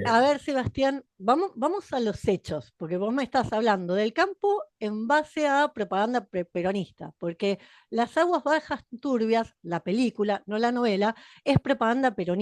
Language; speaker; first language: Spanish; native; Spanish